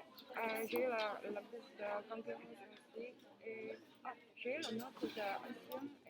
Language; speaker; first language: French; non-native, learner; Chinese